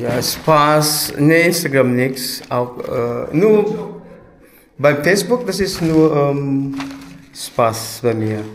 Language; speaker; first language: German; non-native, learner; Filipino